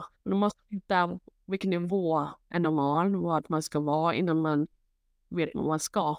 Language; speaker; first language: Swedish; non-native, fluent; Thai